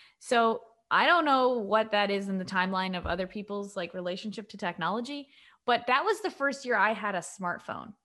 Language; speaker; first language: English; native; English